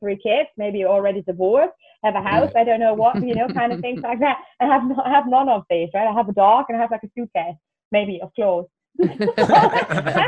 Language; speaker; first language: English; non-native, fluent; German